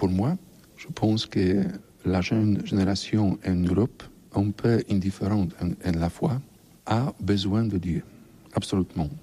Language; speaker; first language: French; non-native, learner; Polish